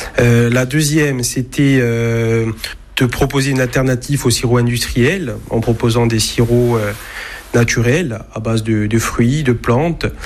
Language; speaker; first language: French; native; French